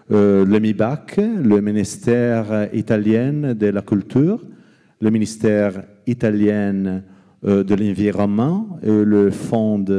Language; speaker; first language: French; non-native, learner; Italian